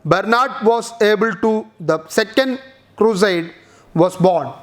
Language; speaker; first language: English; non-native, local second language; Malayalam